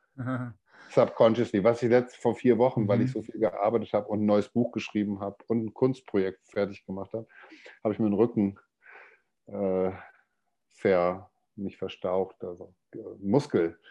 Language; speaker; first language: German; native; German